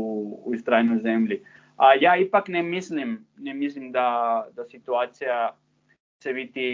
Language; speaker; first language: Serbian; non-native, fluent; Spanish